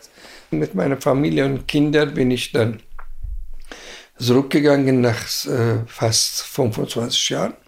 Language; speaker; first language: German; non-native, fluent; Persian